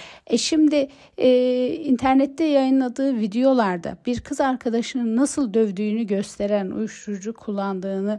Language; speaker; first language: Turkish; native; Turkish